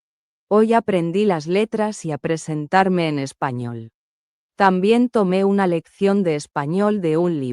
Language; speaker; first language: Spanish; non-native, learner; Arabic